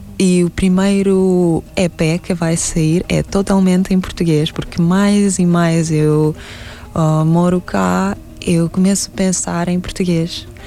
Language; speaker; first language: Portuguese; non-native, fluent; Russian